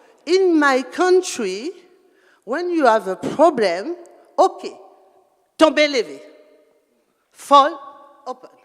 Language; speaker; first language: English; non-native, learner; French